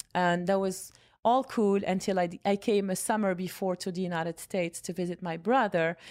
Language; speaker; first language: English; non-native, fluent; Arabic